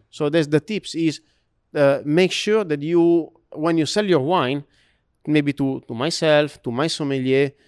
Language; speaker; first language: English; non-native, learner; Italian